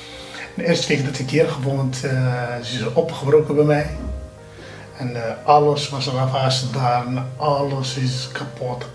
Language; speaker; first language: Dutch; non-native, fluent; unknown